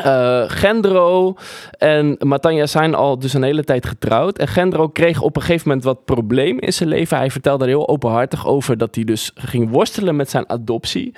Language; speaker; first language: Dutch; native; Dutch